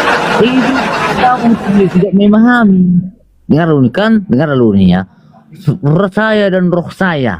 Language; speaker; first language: Indonesian; native; Indonesian